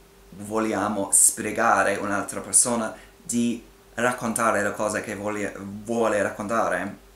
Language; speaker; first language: Italian; non-native, fluent; English